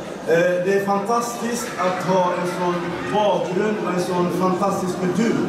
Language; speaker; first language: Swedish; non-native, fluent; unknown